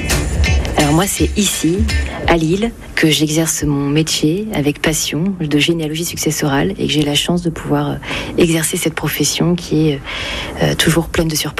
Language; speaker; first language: French; native; French